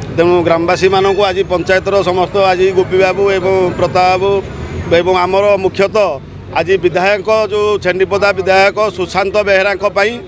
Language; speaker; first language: Odia; native; Odia